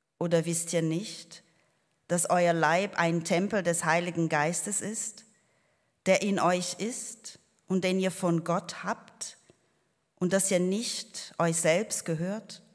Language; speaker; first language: German; non-native, fluent; Portuguese